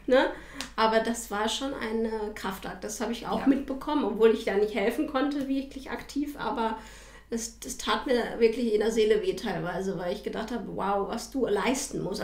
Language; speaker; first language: German; native; German